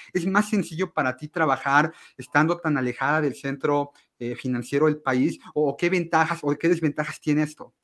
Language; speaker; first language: Spanish; native; Spanish